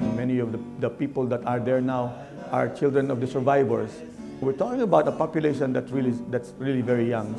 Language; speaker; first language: English; non-native, local second language; Filipino